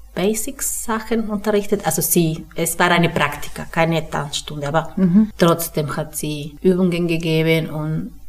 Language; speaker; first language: German; non-native, fluent; Spanish